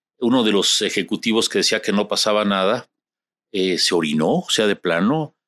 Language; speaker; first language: Spanish; native; Spanish